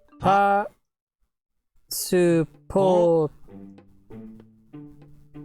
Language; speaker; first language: Japanese; non-native, learner; English